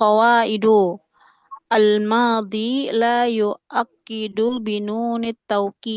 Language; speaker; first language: Arabic; non-native, learner; Indonesian